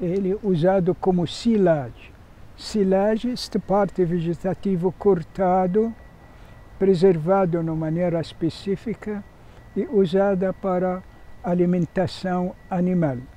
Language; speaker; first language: Portuguese; non-native, fluent; Arabic